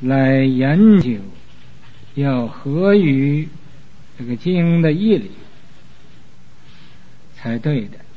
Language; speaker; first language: Chinese; native; Chinese